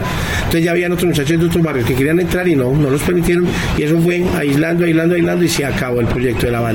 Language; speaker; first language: Spanish; native; Spanish